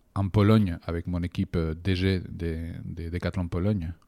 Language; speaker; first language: French; non-native, fluent; Spanish